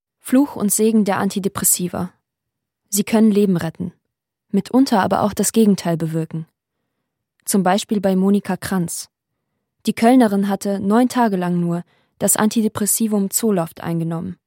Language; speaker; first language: German; native; German